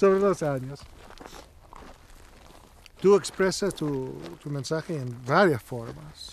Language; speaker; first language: Spanish; non-native, learner; Italian